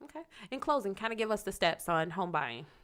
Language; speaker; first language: English; native; English